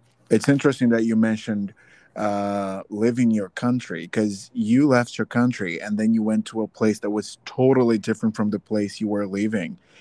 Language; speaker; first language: English; non-native, fluent; Portuguese